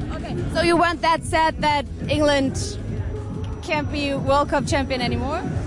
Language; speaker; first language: English; non-native, fluent; German